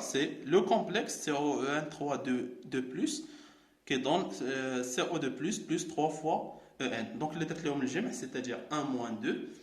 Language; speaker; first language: French; non-native, local second language; Arabic